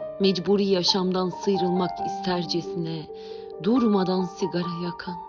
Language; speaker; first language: Turkish; native; Turkish